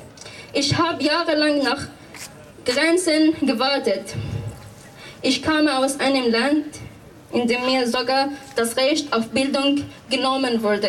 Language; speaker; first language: German; non-native, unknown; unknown